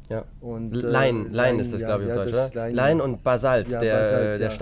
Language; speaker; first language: German; native; German